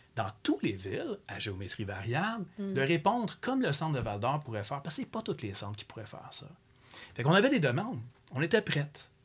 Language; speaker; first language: French; native; French